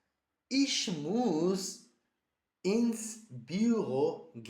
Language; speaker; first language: German; non-native, learner; Urdu